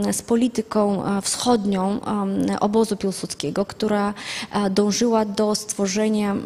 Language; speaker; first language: Polish; non-native, fluent; Azerbaijani